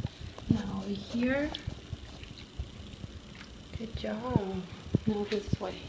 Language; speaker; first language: English; non-native, fluent; Spanish